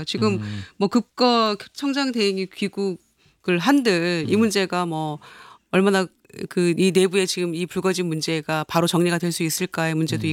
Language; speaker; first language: Korean; native; Korean